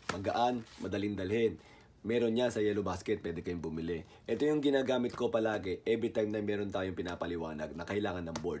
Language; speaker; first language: Filipino; native; Filipino